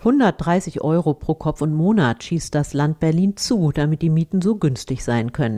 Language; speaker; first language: German; native; German